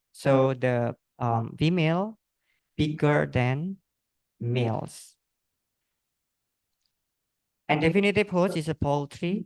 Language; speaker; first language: English; non-native, fluent; Indonesian